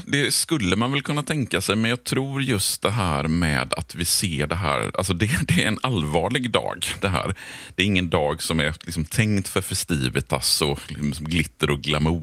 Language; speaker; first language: Swedish; native; Swedish